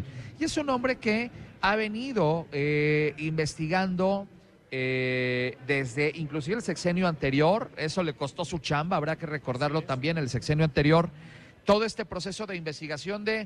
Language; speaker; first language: Spanish; native; Spanish